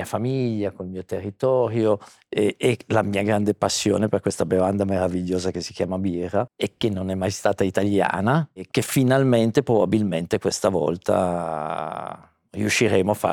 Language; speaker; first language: Italian; native; Italian